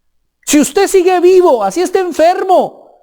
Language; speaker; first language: Spanish; native; Spanish